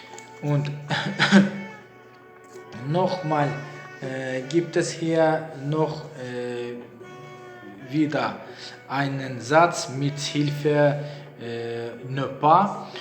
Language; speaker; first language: German; non-native, learner; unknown